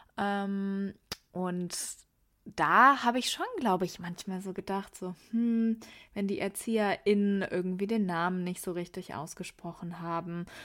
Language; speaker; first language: German; early bilingual, other home language; Persian